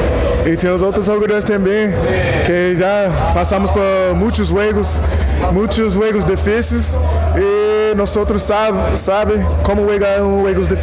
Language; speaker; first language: Spanish; non-native, learner; Portuguese